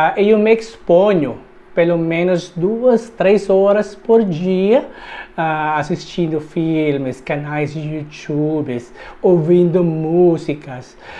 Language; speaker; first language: Portuguese; non-native, learner; Filipino